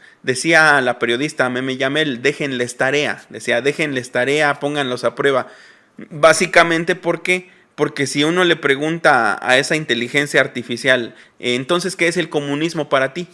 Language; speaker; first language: Spanish; native; Spanish